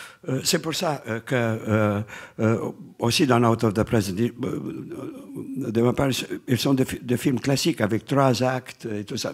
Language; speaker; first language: French; non-native, fluent; Romanian